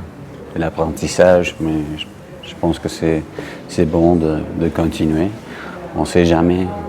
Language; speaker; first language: French; non-native, fluent; English